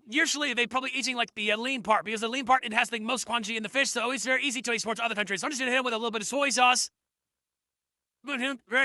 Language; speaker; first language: English; native; English